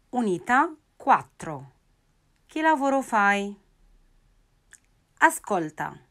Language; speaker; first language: Italian; non-native, fluent; Arabic